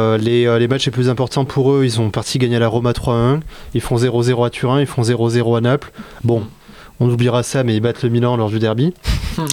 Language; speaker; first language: French; native; French